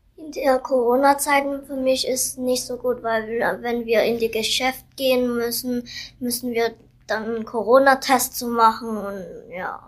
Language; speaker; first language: German; non-native, learner; Vietnamese